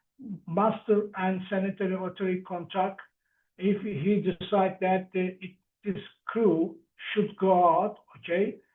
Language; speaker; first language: English; non-native, learner; Turkish